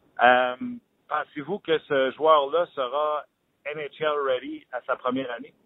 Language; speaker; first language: French; native; French